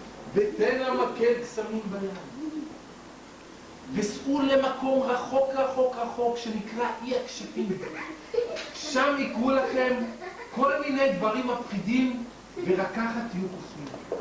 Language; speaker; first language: Hebrew; native; Hebrew